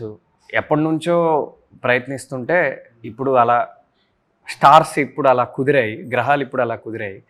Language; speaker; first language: Telugu; native; Telugu